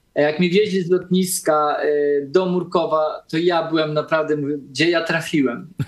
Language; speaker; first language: Polish; early bilingual, heritage; Polish